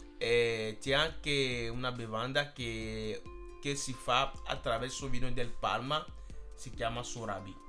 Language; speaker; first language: Italian; non-native, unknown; Ewe